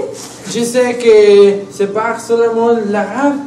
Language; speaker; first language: French; non-native, learner; Spanish